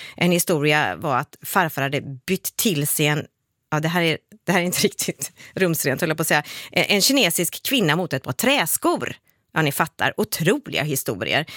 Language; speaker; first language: Swedish; native; Swedish